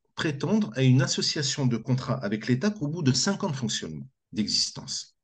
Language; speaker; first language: French; native; French